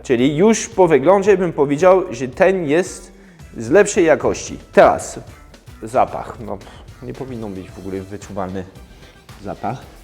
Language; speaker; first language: Polish; non-native, fluent; French